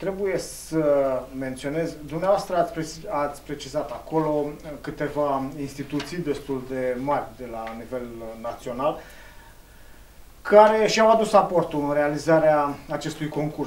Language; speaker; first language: Romanian; native; Romanian